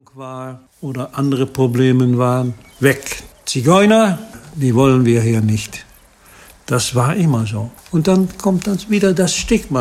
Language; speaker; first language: German; non-native, fluent; Dutch